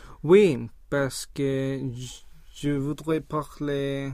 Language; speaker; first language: French; non-native, learner; Spanish